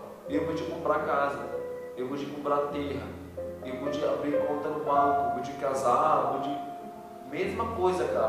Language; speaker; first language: Portuguese; non-native, learner; Arabic